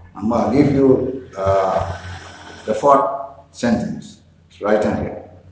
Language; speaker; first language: English; non-native, learner; Indonesian